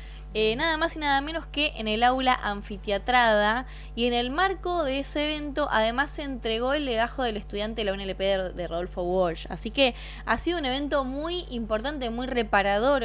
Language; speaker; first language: Spanish; native; Spanish